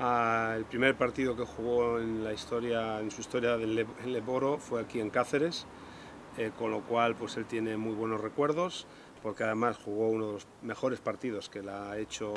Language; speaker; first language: Spanish; native; Spanish